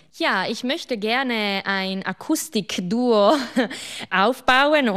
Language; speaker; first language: German; non-native, local second language; Italian